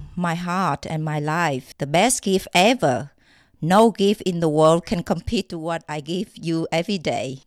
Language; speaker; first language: English; non-native, fluent; Vietnamese